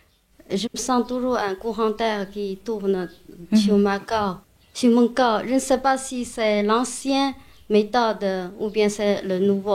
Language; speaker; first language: French; non-native, learner; Chinese